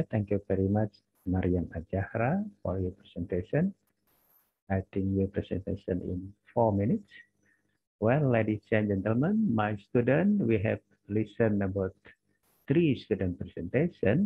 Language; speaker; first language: English; non-native, learner; Indonesian